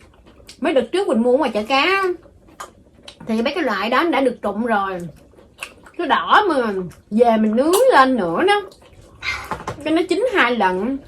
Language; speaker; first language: Vietnamese; native; Vietnamese